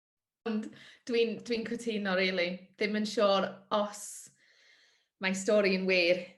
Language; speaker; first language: Welsh; non-native, learner; English